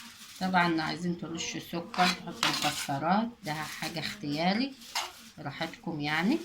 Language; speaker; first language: Arabic; native; Arabic